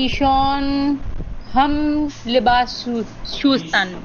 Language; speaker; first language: Persian; non-native, learner; Urdu